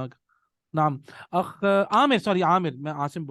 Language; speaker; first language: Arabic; non-native, fluent; Urdu